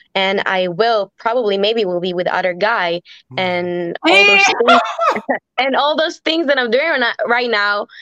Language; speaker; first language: English; non-native, fluent; Hebrew